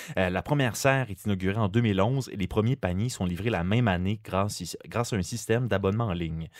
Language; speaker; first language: French; native; French